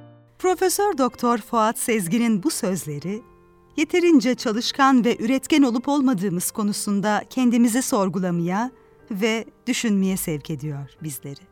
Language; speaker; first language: Turkish; native; Turkish